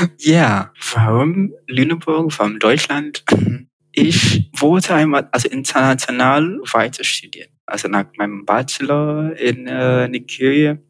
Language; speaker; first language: German; non-native, fluent; Yoruba